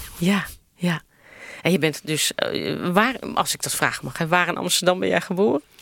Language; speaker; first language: Dutch; native; Dutch